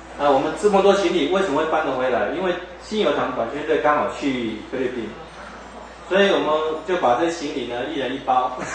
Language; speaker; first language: Chinese; native; Chinese